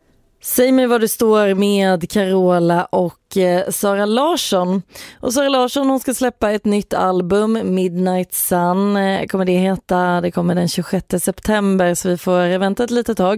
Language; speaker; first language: Swedish; native; Swedish